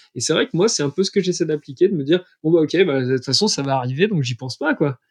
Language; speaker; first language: French; native; French